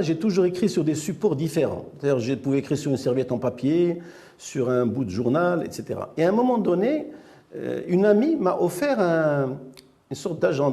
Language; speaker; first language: French; non-native, local second language; Arabic